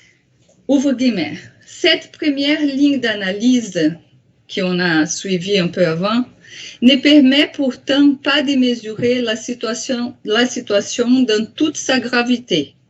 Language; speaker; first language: French; non-native, fluent; Portuguese